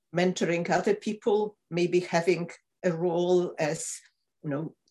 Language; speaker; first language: English; non-native, fluent; Polish